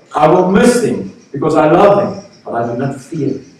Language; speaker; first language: English; non-native, local second language; Afrikaans